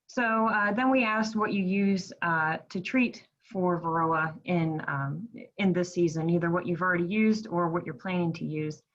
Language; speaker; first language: English; native; English